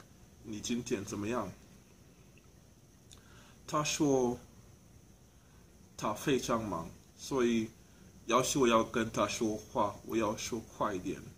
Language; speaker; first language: Chinese; non-native, learner; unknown